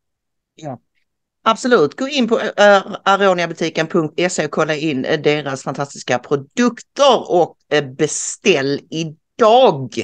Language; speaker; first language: Swedish; native; Swedish